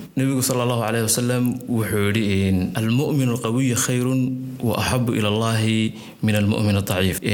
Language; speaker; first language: Somali; native; Somali